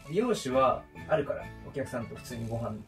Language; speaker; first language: Japanese; native; Japanese